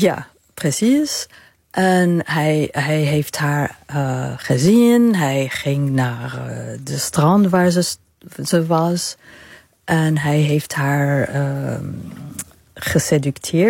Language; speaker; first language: Dutch; non-native, fluent; Arabic